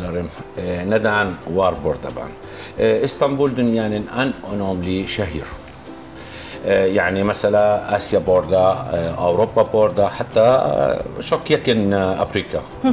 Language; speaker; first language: Turkish; non-native, learner; Arabic